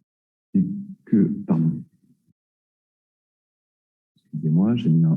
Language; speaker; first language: French; native; French